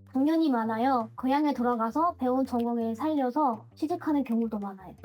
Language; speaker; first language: Korean; non-native, fluent; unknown